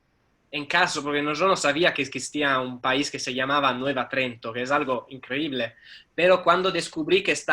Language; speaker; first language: Spanish; non-native, fluent; Italian